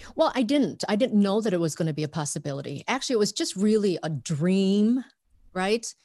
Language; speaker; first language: English; native; English